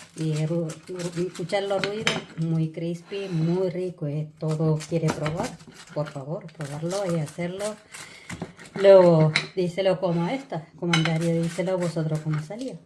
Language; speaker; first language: Spanish; non-native, learner; Malayalam